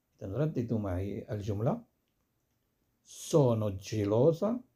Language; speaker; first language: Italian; non-native, fluent; Arabic